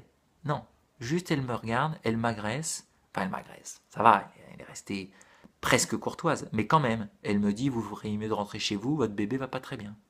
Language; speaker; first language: French; native; French